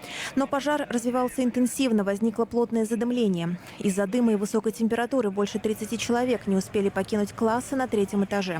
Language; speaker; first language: Russian; native; Russian